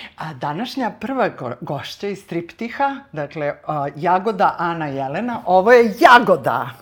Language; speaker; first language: Serbian; native; Serbian